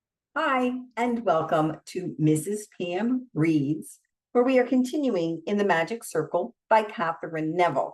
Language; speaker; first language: English; native; English